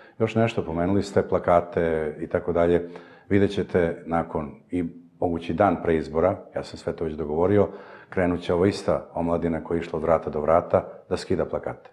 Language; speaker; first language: Serbian; native; Serbian